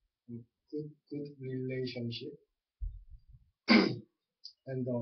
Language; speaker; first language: English; non-native, learner; Korean